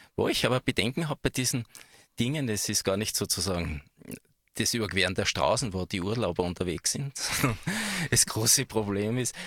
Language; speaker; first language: German; native; German